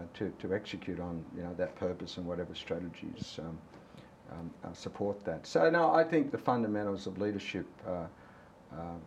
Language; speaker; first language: English; native; English